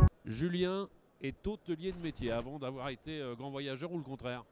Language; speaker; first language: French; native; French